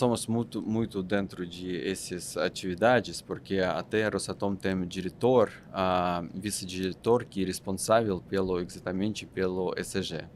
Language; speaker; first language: Portuguese; non-native, fluent; Russian